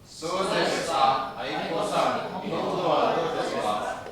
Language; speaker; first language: Japanese; non-native, learner; Indonesian